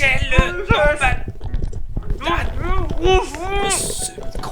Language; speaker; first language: French; native; French